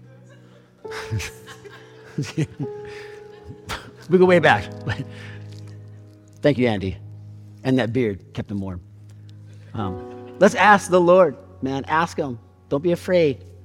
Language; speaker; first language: English; native; English